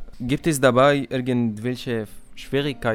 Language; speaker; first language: German; non-native, learner; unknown